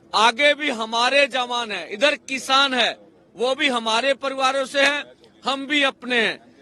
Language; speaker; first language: Hindi; non-native, local second language; Punjabi